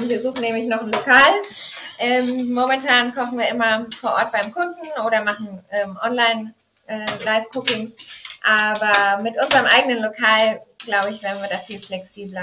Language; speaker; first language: German; native; German